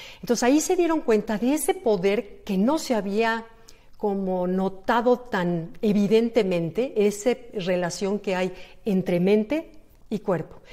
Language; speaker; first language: Spanish; native; Spanish